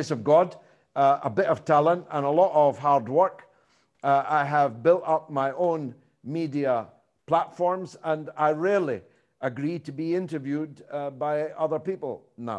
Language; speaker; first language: English; native; English